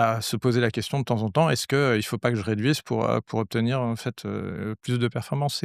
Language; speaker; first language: French; native; French